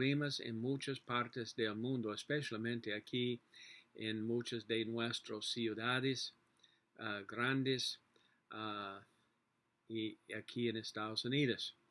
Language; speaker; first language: Spanish; non-native, learner; English